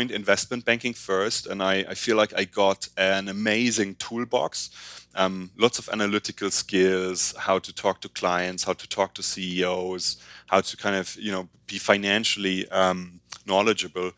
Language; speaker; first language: English; non-native, fluent; German